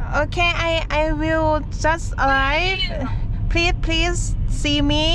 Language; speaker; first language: English; non-native, learner; Thai